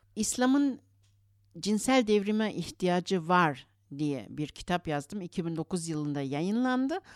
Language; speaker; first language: Turkish; early bilingual, heritage; Turkish